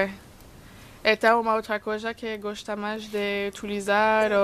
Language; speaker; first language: Portuguese; non-native, fluent; English